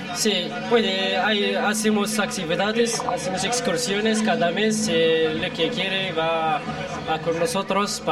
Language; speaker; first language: Spanish; non-native, learner; Arabic